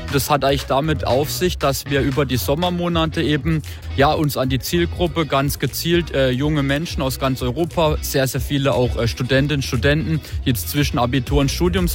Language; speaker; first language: German; native; German